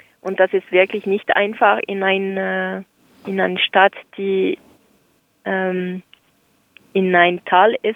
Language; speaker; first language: German; non-native, local second language; French